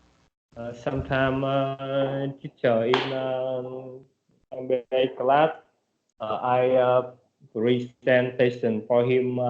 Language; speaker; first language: English; non-native, learner; Vietnamese